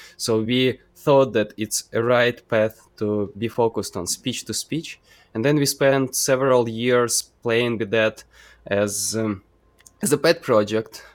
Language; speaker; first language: English; non-native, fluent; Ukrainian